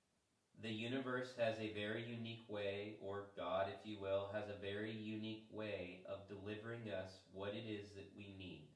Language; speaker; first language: English; native; English